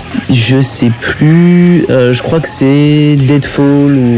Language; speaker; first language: French; native; French